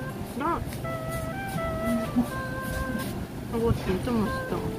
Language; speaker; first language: Korean; non-native, learner; Cantonese